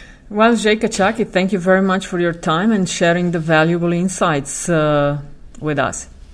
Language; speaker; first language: English; non-native, fluent; Slovenian